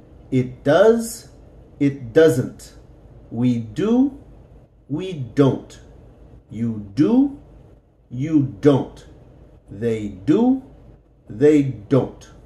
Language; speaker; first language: English; native; English